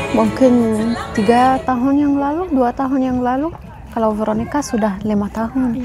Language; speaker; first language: Indonesian; non-native, fluent; Arabic